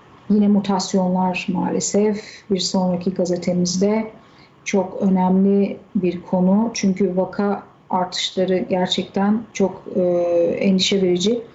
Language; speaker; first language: Turkish; native; Turkish